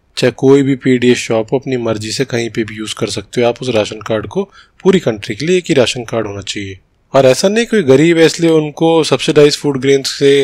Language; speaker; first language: Hindi; native; Hindi